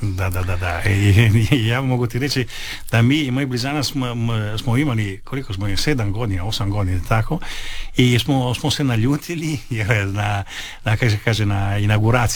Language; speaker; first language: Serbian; non-native, learner; Italian